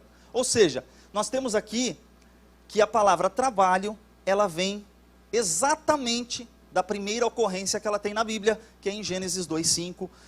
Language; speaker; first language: Portuguese; native; Portuguese